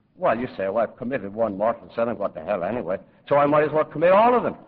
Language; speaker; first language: English; native; English